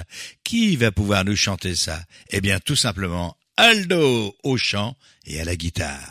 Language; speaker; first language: French; native; French